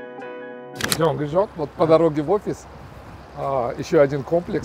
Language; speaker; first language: Russian; non-native, local second language; Uzbek